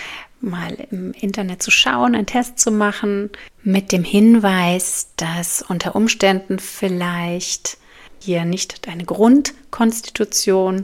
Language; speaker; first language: German; native; German